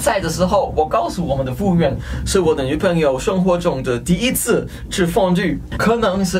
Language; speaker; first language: Chinese; non-native, fluent; German